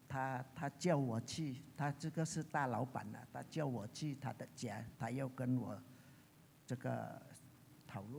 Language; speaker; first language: Chinese; early bilingual, heritage; Chinese